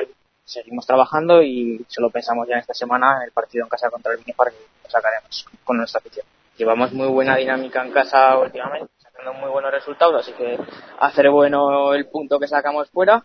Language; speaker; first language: Spanish; native; Spanish